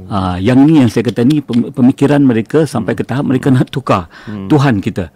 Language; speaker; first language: Malay; native; Malay